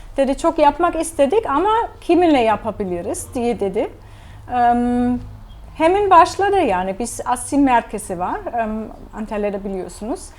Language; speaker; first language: Turkish; non-native, fluent; German